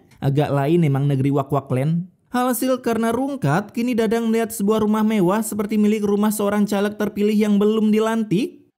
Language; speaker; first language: Indonesian; native; Indonesian